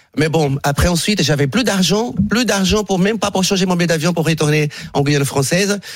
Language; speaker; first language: French; non-native, fluent; Portuguese